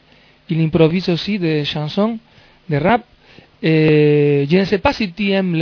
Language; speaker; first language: French; non-native, learner; Spanish